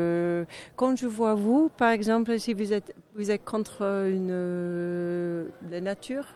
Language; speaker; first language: French; non-native, fluent; English